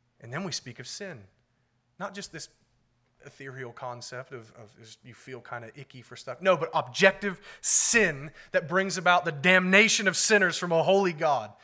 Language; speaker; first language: English; native; English